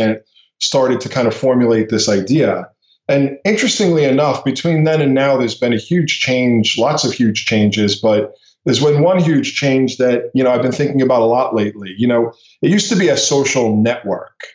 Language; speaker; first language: English; native; English